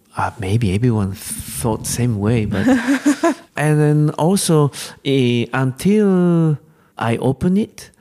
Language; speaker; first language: English; non-native, learner; Japanese